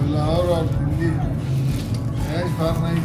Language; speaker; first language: Hindi; non-native, local second language; Baluchi